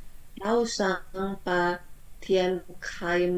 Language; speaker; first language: Chinese; non-native, learner; Indonesian